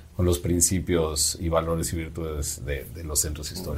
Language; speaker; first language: Spanish; native; Spanish